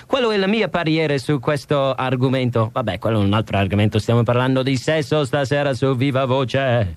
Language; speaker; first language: Italian; non-native, fluent; English